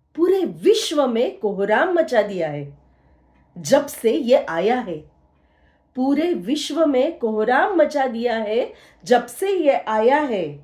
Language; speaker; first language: Hindi; non-native, local second language; Marathi